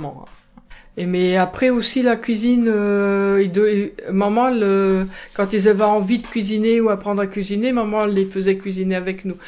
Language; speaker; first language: French; native; French